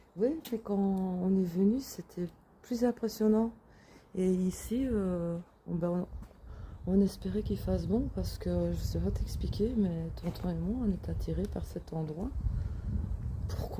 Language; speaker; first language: French; native; French